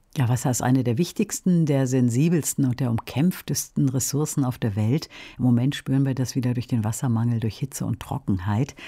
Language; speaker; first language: German; native; German